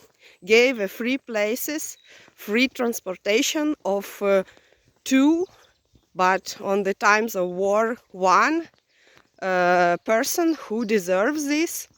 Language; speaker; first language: English; non-native, fluent; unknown